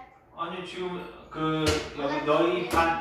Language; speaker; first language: Korean; native; Korean